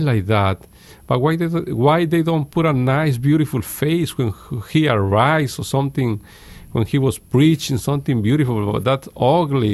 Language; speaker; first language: English; non-native, fluent; Spanish